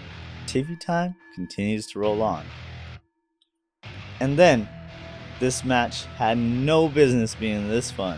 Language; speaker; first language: English; native; English